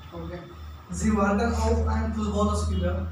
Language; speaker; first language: German; non-native, learner; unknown